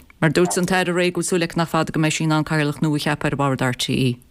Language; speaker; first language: Irish; native; Irish